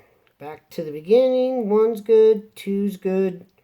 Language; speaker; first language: English; native; English